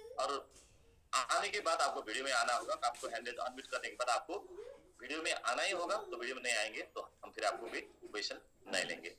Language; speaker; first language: Hindi; native; Hindi